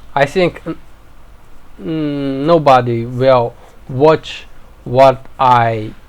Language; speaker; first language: English; non-native, learner; Chinese